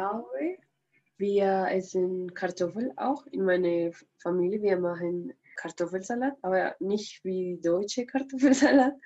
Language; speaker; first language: German; non-native, learner; Spanish